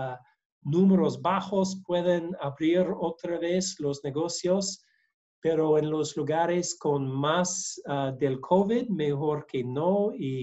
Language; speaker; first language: Spanish; non-native, learner; English